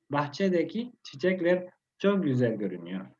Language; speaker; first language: Turkish; non-native, learner; Spanish